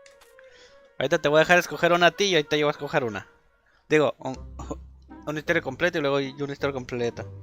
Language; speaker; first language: Spanish; native; Spanish